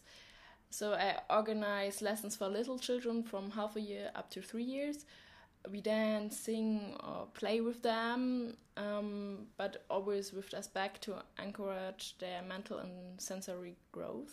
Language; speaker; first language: English; non-native, fluent; German